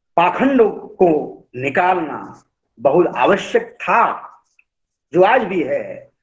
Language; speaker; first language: Hindi; non-native, local second language; Odia